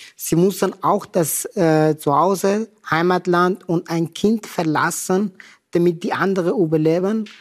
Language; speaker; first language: German; non-native, fluent; Persian